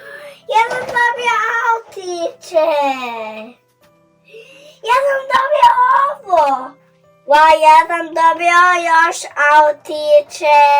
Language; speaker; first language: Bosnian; early bilingual, heritage; Serbian